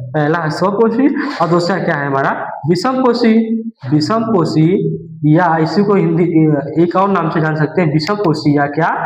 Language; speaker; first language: Hindi; native; Hindi